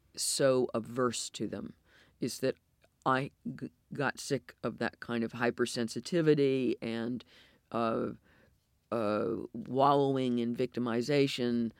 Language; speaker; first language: English; native; English